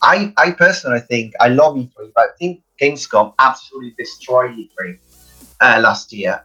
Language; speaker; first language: English; non-native, fluent; Italian